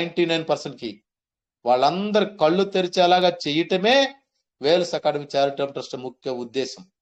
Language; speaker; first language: Telugu; native; Telugu